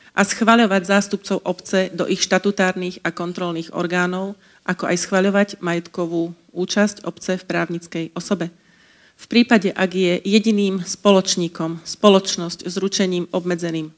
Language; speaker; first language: Slovak; native; Slovak